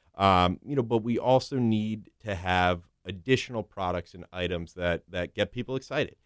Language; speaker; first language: English; native; English